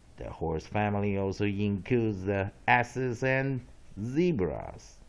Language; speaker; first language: English; non-native, fluent; Chinese